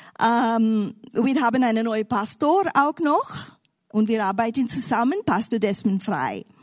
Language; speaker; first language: German; non-native, fluent; English